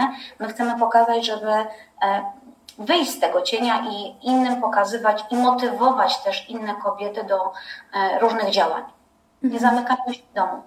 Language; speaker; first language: Polish; native; Polish